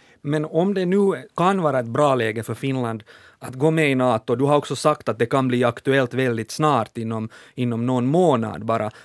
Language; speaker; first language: Swedish; native; Swedish